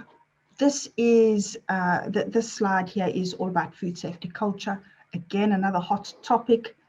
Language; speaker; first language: English; native; English